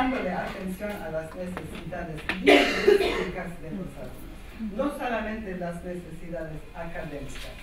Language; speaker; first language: Spanish; non-native, fluent; Armenian